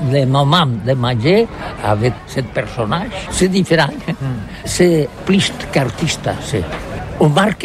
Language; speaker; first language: French; non-native, learner; Catalan